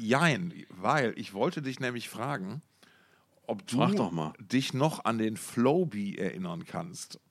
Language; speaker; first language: German; native; German